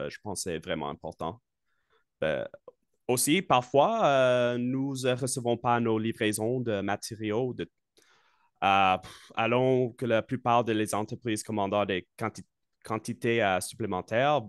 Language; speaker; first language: French; non-native, local second language; English